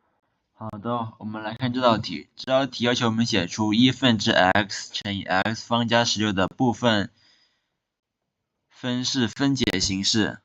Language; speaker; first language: Chinese; native; Chinese